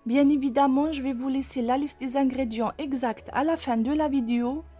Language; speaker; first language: French; non-native, local second language; Arabic